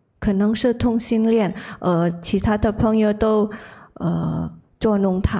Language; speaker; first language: Chinese; non-native, learner; Indonesian